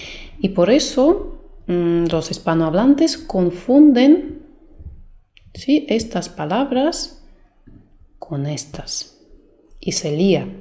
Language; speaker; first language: Spanish; non-native, fluent; Russian